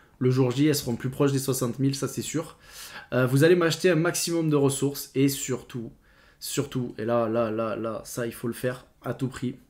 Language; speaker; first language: French; native; French